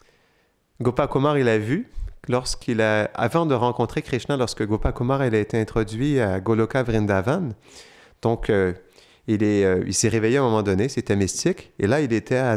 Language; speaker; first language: French; native; French